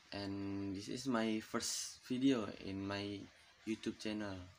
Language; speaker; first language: English; non-native, learner; Indonesian